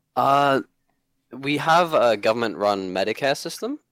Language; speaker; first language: English; non-native, local second language; Cantonese